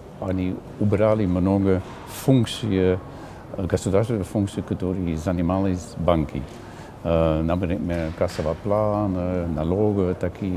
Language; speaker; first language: Russian; non-native, learner; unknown